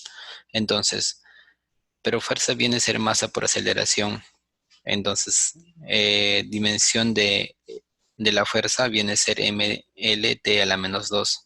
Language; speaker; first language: Spanish; native; Spanish